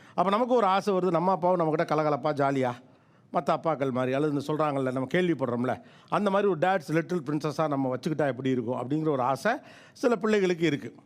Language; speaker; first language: Tamil; native; Tamil